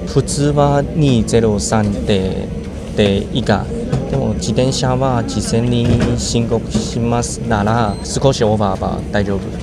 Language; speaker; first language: Japanese; non-native, learner; Chinese